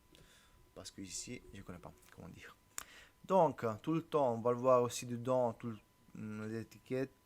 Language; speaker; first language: French; non-native, learner; Italian